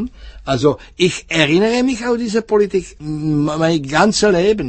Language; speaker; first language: German; non-native, fluent; Czech